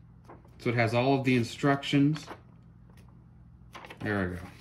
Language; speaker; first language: English; native; English